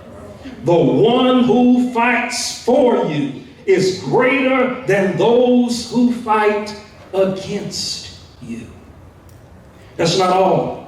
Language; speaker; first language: English; native; English